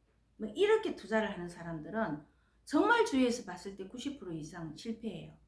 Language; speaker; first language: Korean; native; Korean